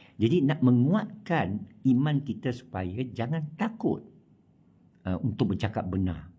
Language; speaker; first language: Malay; non-native, local second language; Chinese